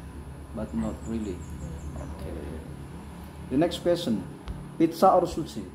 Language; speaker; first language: English; non-native, learner; Indonesian